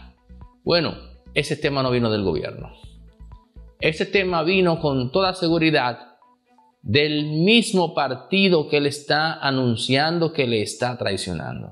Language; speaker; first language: Spanish; native; Spanish